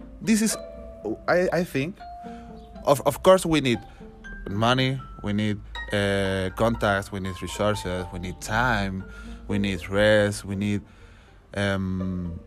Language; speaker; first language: English; non-native, learner; Spanish